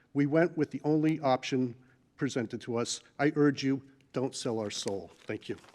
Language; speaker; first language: English; native; English